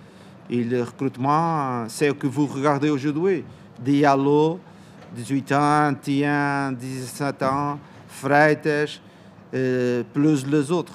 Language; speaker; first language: French; non-native, learner; Portuguese